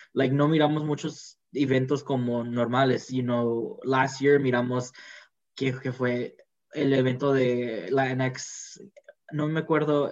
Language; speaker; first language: Spanish; early bilingual, heritage; Spanish